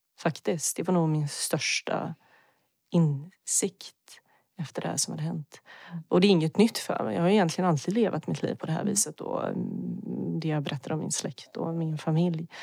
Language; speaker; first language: Swedish; early bilingual, other home language; Bosnian